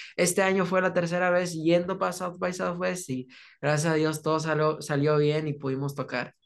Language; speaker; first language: Spanish; early bilingual, heritage; Spanish